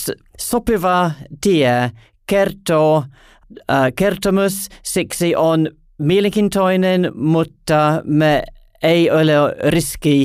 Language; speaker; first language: Finnish; non-native, learner; English